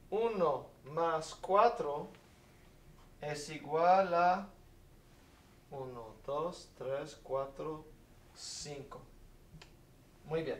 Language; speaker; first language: Spanish; non-native, fluent; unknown